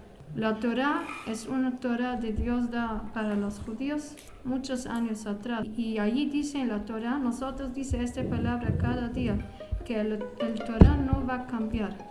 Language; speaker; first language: Spanish; non-native, learner; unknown